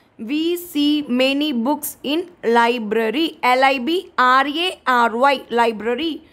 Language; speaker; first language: English; non-native, local second language; Tamil